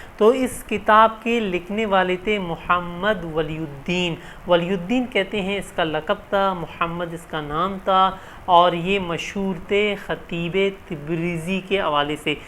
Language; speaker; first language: Urdu; non-native, local second language; Baluchi